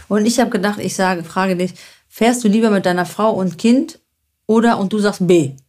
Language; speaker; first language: German; native; German